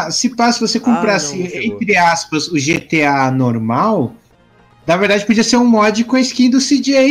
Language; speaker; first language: Portuguese; native; Portuguese